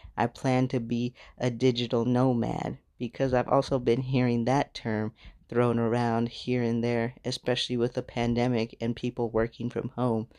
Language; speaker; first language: English; native; English